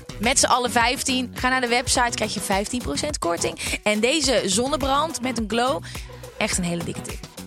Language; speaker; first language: Dutch; native; Dutch